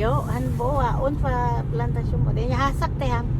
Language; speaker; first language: Danish; non-native, learner; Filipino